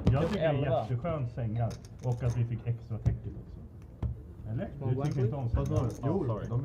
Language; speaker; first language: Swedish; native; Swedish